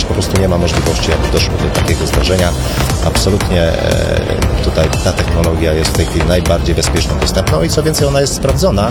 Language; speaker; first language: Polish; native; Polish